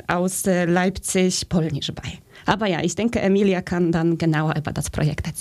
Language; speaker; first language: German; early bilingual, other home language; Polish